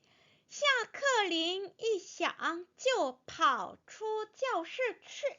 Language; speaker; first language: Chinese; non-native, fluent; Korean